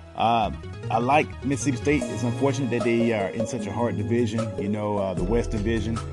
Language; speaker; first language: English; native; English